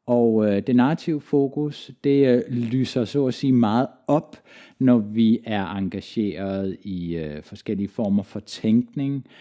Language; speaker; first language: Danish; native; Danish